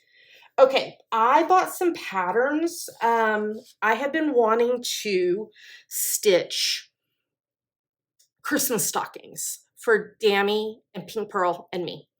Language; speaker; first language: English; native; English